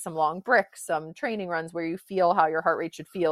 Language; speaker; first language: English; native; English